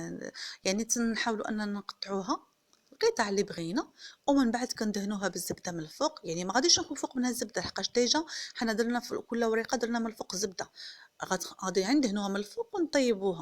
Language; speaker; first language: Arabic; native; Arabic